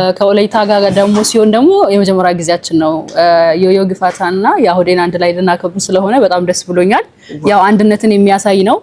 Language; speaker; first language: Amharic; non-native, local second language; Hadiyya